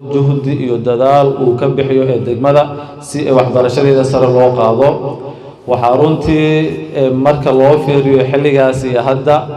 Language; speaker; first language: Somali; native; Somali